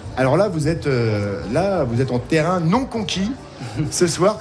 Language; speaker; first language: French; native; French